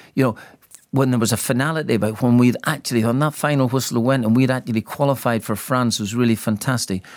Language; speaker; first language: English; native; English